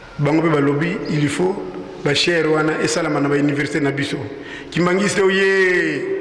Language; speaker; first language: Lingala; native; Lingala